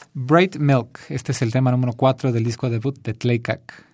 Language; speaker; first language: Spanish; early bilingual, heritage; Spanish